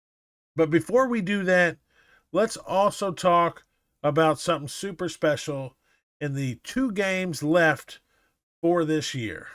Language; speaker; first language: English; native; English